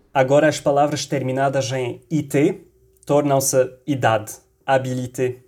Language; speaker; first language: Portuguese; non-native, fluent; Arabic